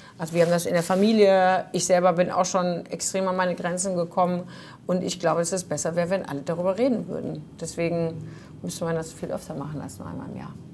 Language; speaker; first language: German; early bilingual, other home language; Croatian